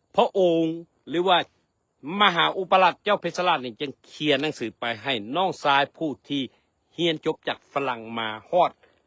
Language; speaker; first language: Lao; non-native, local second language; Hmong